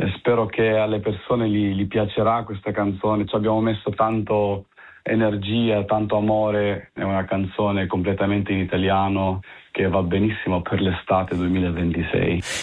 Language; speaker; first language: Italian; early bilingual, heritage; Italian